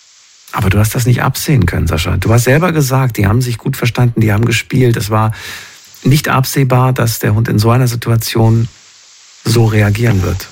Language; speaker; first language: German; native; German